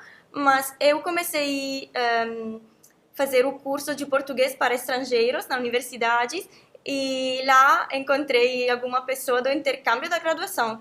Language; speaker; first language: Portuguese; non-native, fluent; Italian